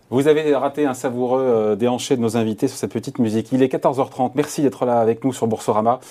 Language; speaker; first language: French; native; French